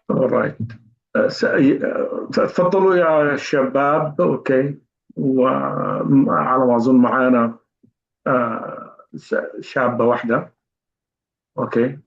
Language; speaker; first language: Arabic; native; Arabic